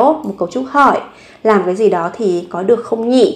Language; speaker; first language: Vietnamese; native; Vietnamese